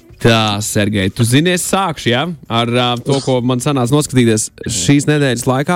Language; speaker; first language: Latvian; native; Latvian